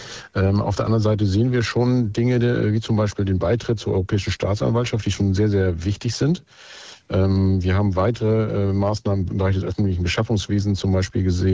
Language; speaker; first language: German; native; German